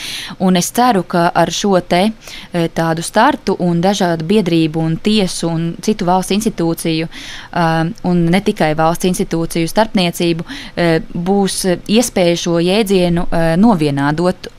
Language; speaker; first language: Latvian; native; Latvian